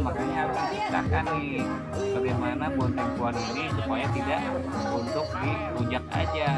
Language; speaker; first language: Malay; non-native, local second language; Sundanese